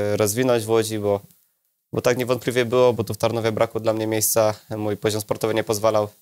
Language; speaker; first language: Polish; native; Polish